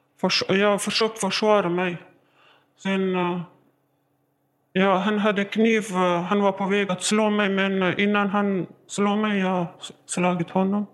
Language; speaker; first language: Swedish; non-native, learner; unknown